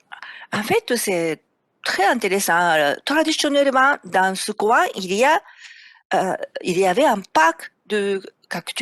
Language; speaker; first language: French; non-native, fluent; Japanese